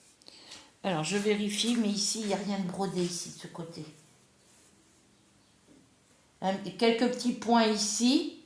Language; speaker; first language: French; native; French